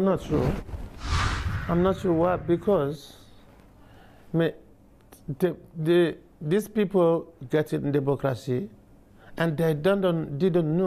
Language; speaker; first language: English; non-native, learner; Bambara